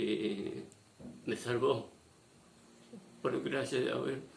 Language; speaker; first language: Spanish; non-native, learner; Japanese